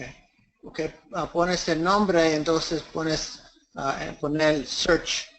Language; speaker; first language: Spanish; early bilingual, heritage; English